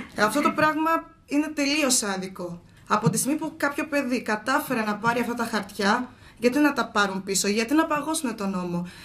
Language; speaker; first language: Greek; early bilingual, other home language; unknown